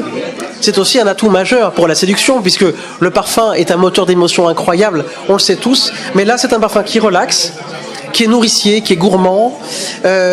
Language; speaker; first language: French; native; French